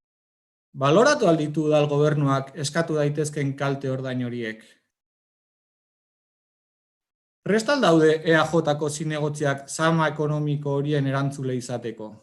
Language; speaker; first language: Basque; native; Basque